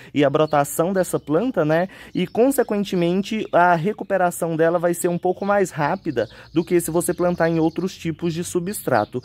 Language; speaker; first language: Portuguese; native; Portuguese